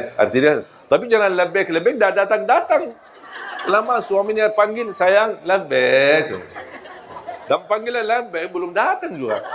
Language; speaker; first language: Malay; non-native, fluent; Arabic